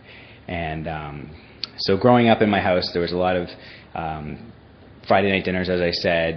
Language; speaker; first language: English; native; English